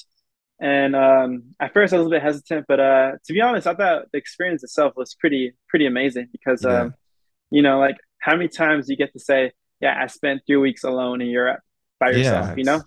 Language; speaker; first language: English; native; English